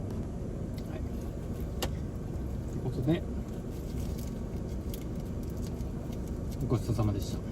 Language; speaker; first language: Japanese; native; Japanese